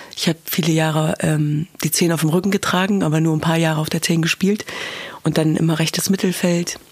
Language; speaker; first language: German; early bilingual, other home language; Kurdish